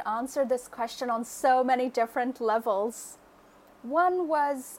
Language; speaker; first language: English; non-native, local second language; Bangla